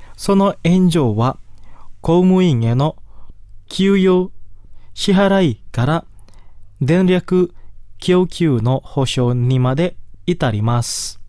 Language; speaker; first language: Japanese; non-native, fluent; Indonesian